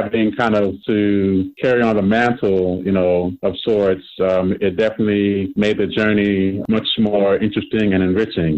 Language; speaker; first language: English; native; English